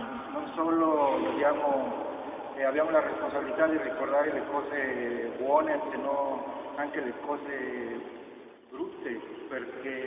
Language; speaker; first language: Italian; non-native, fluent; Spanish